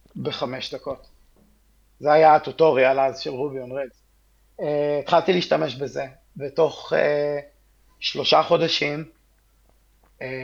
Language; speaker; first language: Hebrew; native; Hebrew